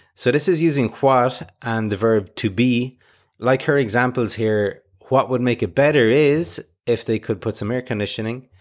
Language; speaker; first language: English; native; English